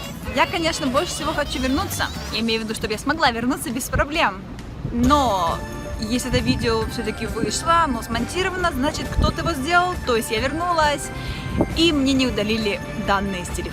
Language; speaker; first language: Russian; native; Russian